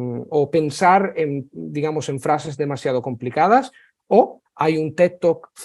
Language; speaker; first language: Spanish; non-native, fluent; Italian